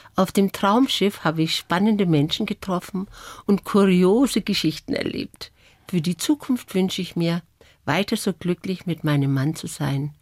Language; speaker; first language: German; native; German